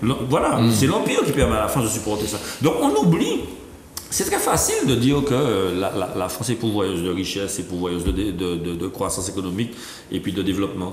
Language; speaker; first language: French; native; French